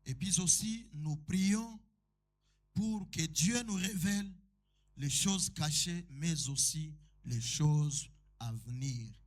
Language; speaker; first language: French; non-native, local second language; Swahili